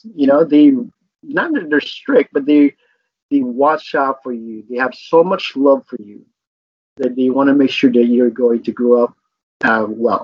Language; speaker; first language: English; non-native, local second language; Filipino